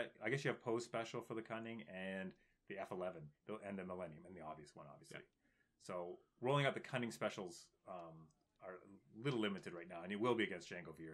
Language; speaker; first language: English; native; English